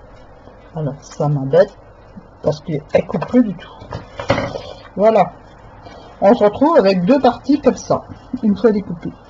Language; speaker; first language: French; native; French